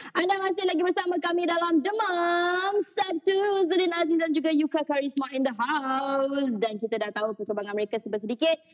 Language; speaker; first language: Malay; native; Malay